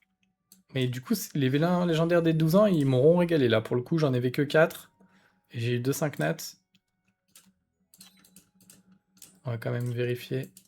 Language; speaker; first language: French; native; French